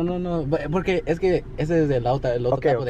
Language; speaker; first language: Spanish; early bilingual, heritage; Spanish